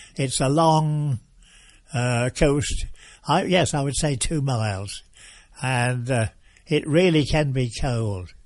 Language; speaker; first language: English; native; English